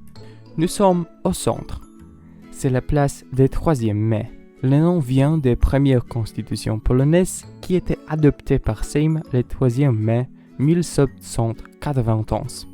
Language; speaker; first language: French; non-native, learner; Polish